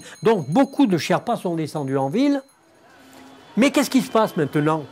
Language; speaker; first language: French; native; French